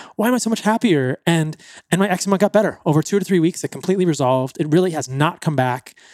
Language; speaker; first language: English; native; English